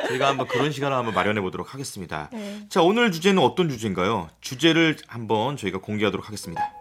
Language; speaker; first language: Korean; native; Korean